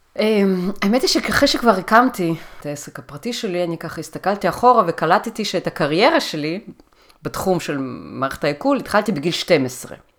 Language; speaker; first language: Hebrew; early bilingual, other home language; Russian